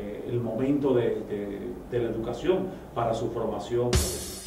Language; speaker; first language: Spanish; native; Spanish